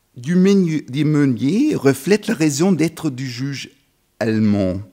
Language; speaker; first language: French; non-native, fluent; German